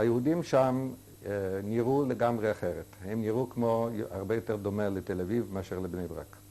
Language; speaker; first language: Hebrew; non-native, fluent; Yiddish